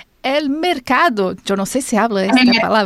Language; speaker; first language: Spanish; non-native, fluent; Portuguese